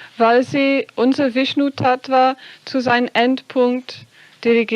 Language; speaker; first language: German; non-native, fluent; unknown